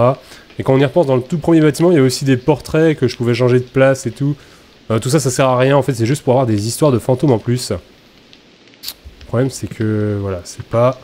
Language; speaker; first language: French; native; French